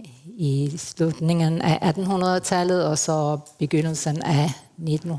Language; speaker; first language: Danish; non-native, fluent; Spanish